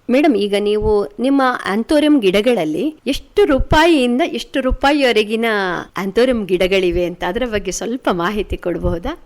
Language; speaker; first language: Kannada; native; Kannada